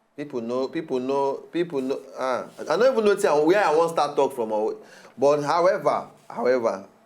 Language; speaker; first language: Nigerian Pidgin; native; Nigerian Pidgin